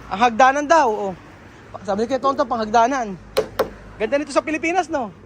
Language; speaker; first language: Filipino; native; Filipino